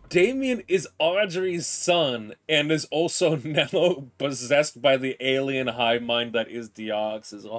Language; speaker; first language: English; native; English